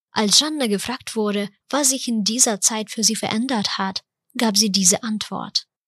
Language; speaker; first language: German; non-native, fluent; Ukrainian